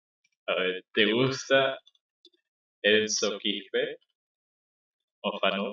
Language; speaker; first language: Spanish; native; Spanish